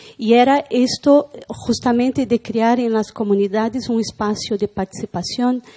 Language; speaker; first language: Spanish; non-native, learner; Portuguese